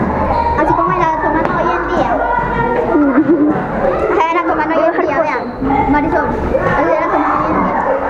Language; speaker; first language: Spanish; native; Spanish